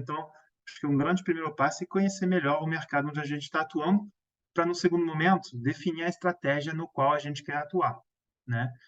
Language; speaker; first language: Portuguese; non-native, fluent; French